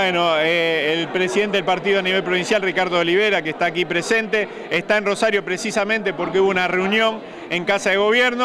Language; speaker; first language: Spanish; native; Spanish